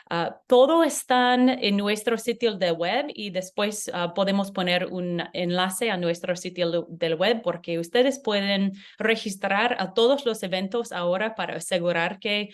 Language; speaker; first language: Spanish; non-native, learner; English